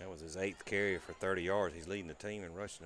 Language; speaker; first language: English; native; English